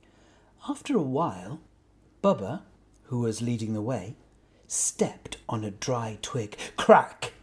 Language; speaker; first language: English; native; English